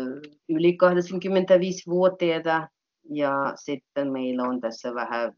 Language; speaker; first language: Finnish; non-native, fluent; Russian